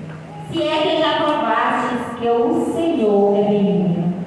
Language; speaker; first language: Portuguese; native; Portuguese